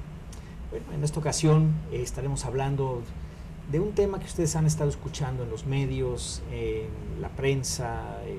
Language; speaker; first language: Spanish; native; Spanish